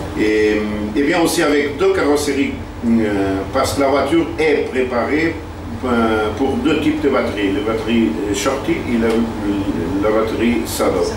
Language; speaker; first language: French; non-native, fluent; Portuguese